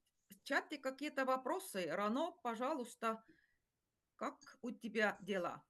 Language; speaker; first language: Russian; non-native, fluent; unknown